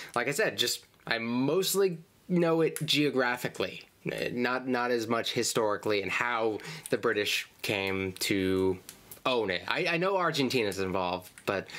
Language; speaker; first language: English; native; English